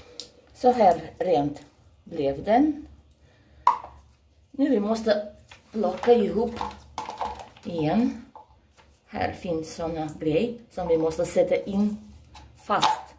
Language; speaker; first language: Swedish; non-native, learner; Russian